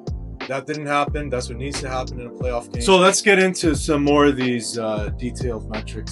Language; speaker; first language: English; native; English